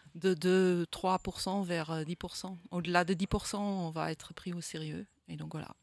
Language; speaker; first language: French; non-native, fluent; Dutch